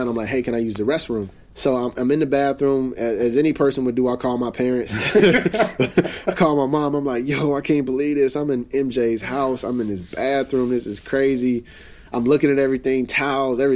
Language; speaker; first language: English; native; English